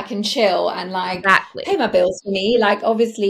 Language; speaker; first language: English; native; English